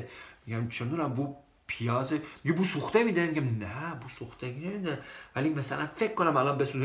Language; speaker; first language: Persian; early bilingual, heritage; Persian